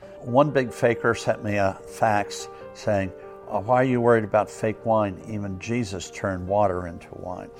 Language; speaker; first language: English; native; English